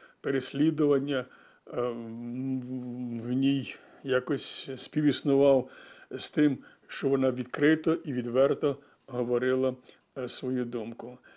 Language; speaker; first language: Ukrainian; native; Ukrainian